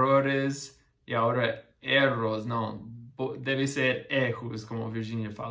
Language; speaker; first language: Portuguese; non-native, fluent; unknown